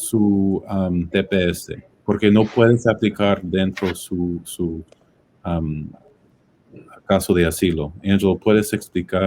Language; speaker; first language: Spanish; non-native, fluent; English